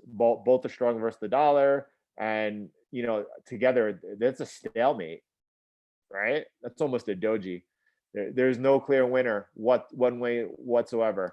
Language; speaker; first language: English; native; English